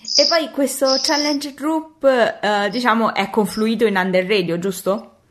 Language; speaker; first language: Italian; native; Italian